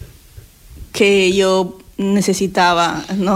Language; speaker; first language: Catalan; non-native, learner; Spanish